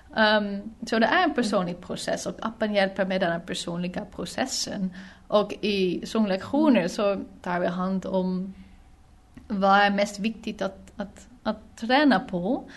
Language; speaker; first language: Swedish; non-native, fluent; Dutch